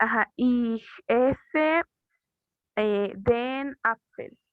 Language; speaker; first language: German; non-native, learner; Spanish